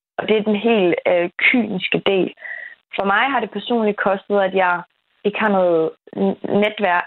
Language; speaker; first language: Danish; early bilingual, other home language; Kurdish